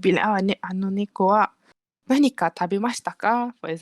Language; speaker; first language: Japanese; non-native, learner; Malay